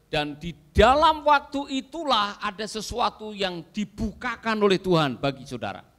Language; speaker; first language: Indonesian; native; Indonesian